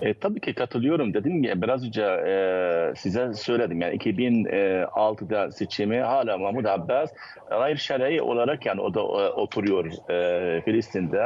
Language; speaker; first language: Turkish; non-native, fluent; Arabic